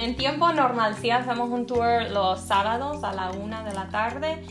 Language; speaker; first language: Spanish; non-native, fluent; English